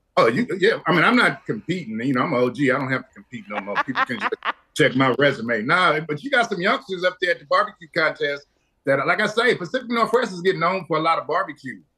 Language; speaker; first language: English; native; English